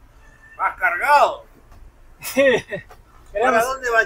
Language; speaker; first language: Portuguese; non-native, learner; Spanish